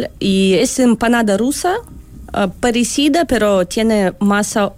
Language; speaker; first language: Spanish; early bilingual, other home language; Russian